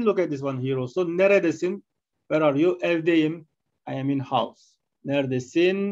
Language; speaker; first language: English; non-native, learner; Arabic